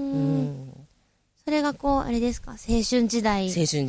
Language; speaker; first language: Japanese; native; Japanese